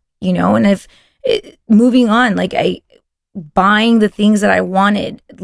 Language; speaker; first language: English; early bilingual, other home language; Spanish